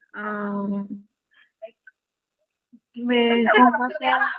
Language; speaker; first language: French; non-native, learner; Vietnamese